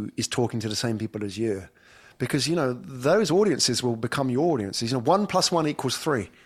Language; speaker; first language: English; native; English